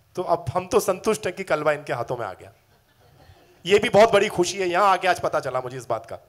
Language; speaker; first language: Hindi; native; Hindi